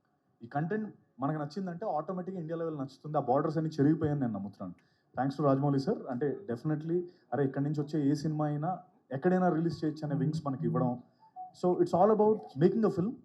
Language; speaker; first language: Telugu; native; Telugu